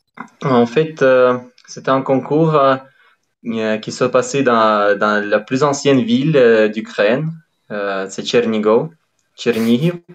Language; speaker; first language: French; non-native, fluent; Ukrainian